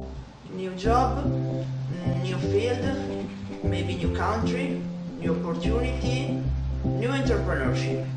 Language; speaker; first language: English; non-native, learner; Italian